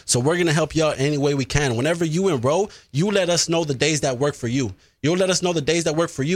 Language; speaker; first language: English; native; English